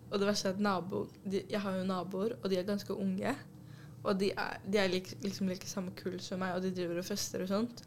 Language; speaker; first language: Norwegian; early bilingual, other home language; Urdu